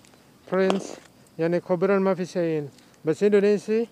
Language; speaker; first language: Arabic; non-native, learner; Indonesian